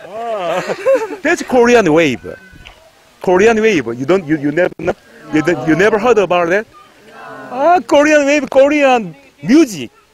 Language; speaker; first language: English; non-native, learner; Korean